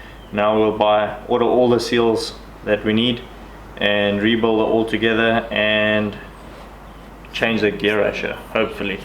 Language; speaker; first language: English; native; English